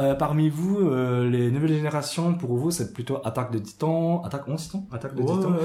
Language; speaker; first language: French; non-native, fluent; Japanese